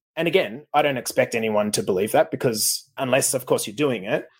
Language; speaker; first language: English; native; English